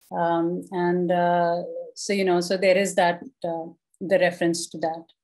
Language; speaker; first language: English; non-native, local second language; Urdu